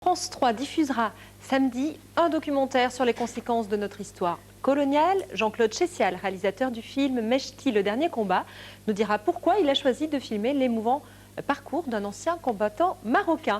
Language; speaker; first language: French; native; French